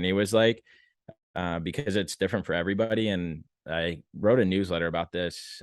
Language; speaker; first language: English; native; English